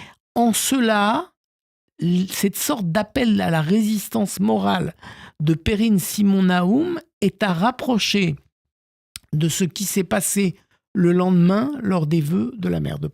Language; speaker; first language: French; native; French